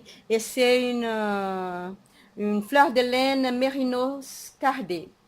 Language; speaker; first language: French; non-native, fluent; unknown